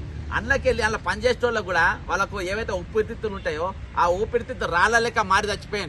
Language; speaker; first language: Telugu; native; Telugu